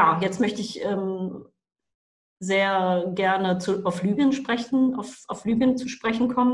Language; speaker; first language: German; native; German